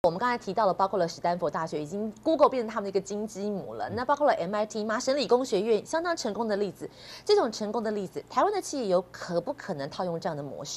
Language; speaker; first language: Chinese; native; Chinese